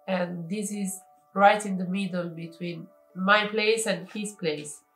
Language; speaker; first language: English; non-native, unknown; Italian